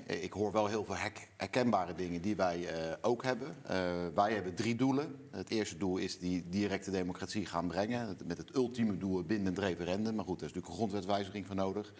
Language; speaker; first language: Dutch; native; Dutch